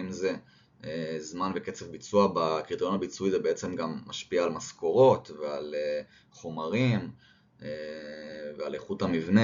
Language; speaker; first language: Hebrew; native; Hebrew